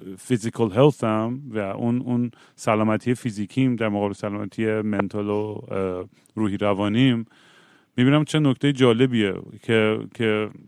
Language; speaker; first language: Persian; native; Persian